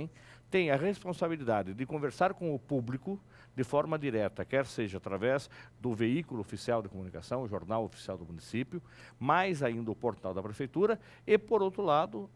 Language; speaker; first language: Portuguese; native; Portuguese